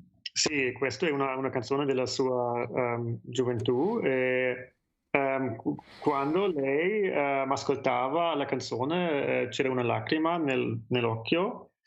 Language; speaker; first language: Italian; non-native, fluent; German